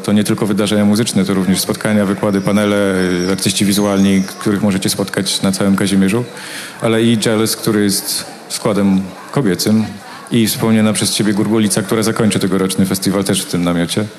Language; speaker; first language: Polish; native; Polish